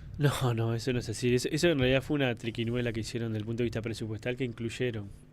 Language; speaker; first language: Spanish; native; Spanish